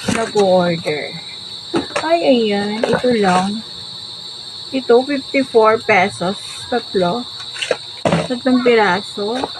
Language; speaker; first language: Filipino; non-native, local second language; Bikol